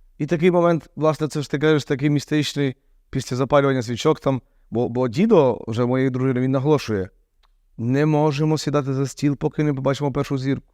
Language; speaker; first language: Ukrainian; native; Ukrainian